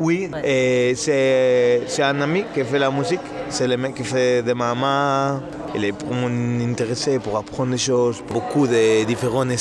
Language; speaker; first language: French; non-native, learner; Spanish